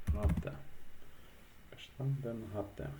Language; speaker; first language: German; non-native, fluent; Ukrainian